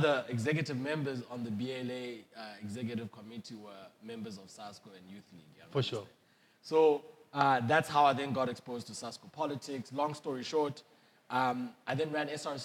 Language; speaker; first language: English; non-native, local second language; Southern Sotho